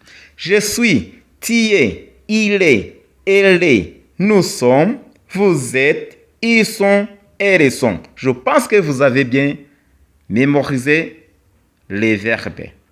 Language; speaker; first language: French; non-native, local second language; Kinyarwanda